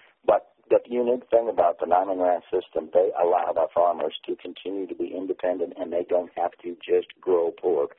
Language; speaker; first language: English; native; English